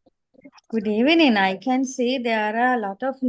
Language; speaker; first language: English; non-native, local second language; Sinhala